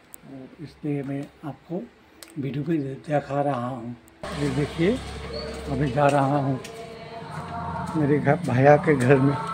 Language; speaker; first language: Hindi; non-native, local second language; Bangla